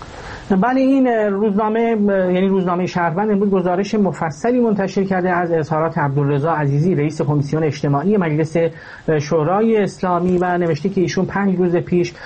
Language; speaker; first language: Persian; native; Persian